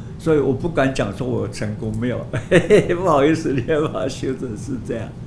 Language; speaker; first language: Chinese; non-native, local second language; Hakka Chinese